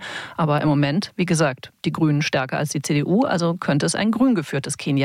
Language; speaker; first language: German; native; German